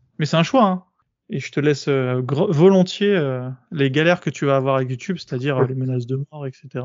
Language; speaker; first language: French; native; French